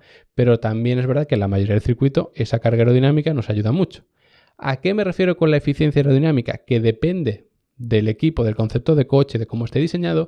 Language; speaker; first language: Spanish; native; Spanish